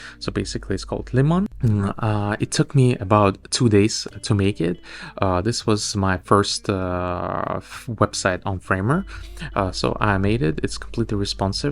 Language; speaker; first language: English; non-native, fluent; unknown